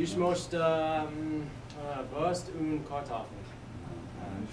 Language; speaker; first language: German; non-native, learner; English